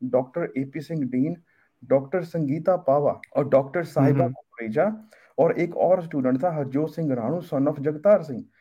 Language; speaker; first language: Hindi; native; Hindi